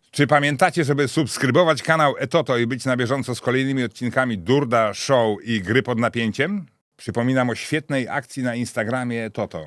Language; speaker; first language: Polish; native; Polish